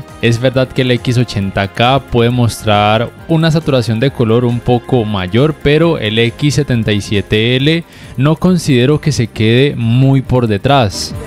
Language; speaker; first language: Spanish; native; Spanish